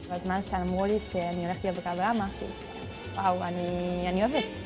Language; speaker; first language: Hebrew; non-native, learner; French